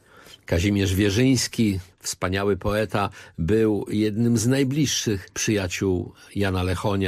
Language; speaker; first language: Polish; native; Polish